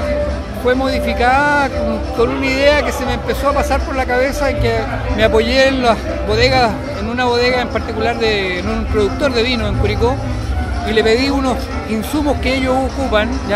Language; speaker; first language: Spanish; native; Spanish